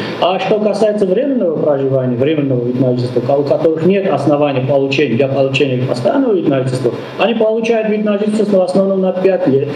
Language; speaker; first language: Russian; non-native, local second language; Armenian